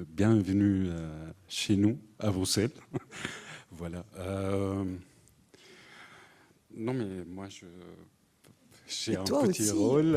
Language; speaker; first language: French; non-native, fluent; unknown